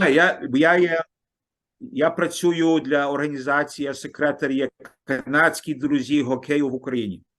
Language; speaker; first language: Ukrainian; early bilingual, heritage; Ukrainian